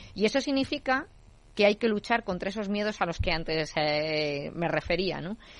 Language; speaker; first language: Spanish; native; Spanish